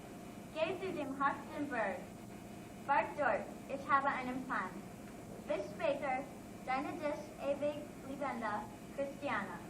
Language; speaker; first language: German; non-native, learner; English